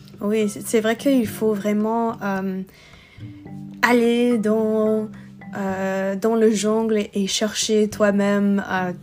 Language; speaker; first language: French; non-native, learner; English